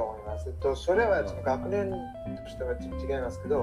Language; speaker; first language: Japanese; non-native, learner; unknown